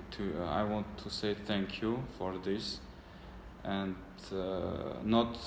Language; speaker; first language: English; non-native, learner; Armenian